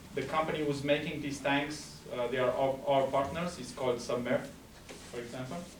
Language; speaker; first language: English; non-native, fluent; Romanian